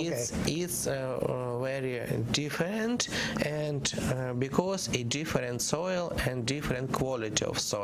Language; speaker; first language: English; non-native, learner; Ukrainian